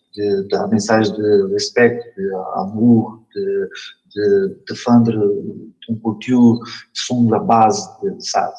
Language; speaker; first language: French; non-native, learner; Portuguese